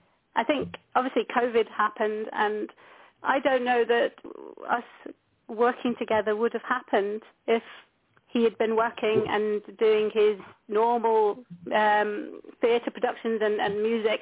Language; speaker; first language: English; native; English